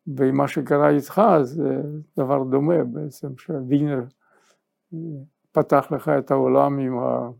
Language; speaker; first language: Hebrew; non-native, fluent; Yiddish